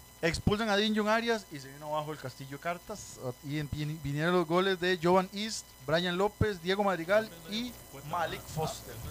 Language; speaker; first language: Spanish; native; Spanish